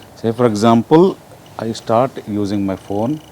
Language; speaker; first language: English; non-native, local second language; Telugu